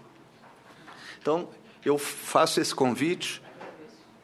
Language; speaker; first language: Portuguese; native; Portuguese